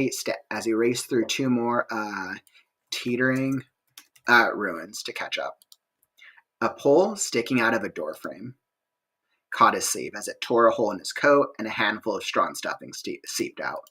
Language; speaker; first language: English; native; English